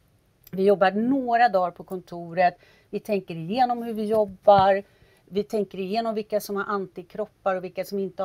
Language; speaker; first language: Swedish; native; Swedish